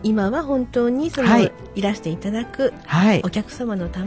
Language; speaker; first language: Japanese; native; Japanese